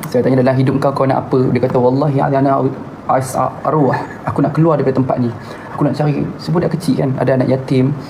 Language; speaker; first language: Malay; native; Malay